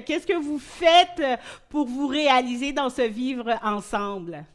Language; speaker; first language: French; native; French